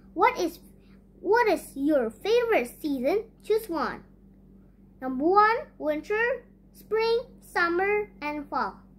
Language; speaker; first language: English; non-native, learner; Indonesian